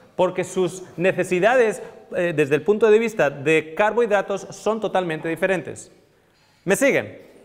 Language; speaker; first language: Spanish; native; Spanish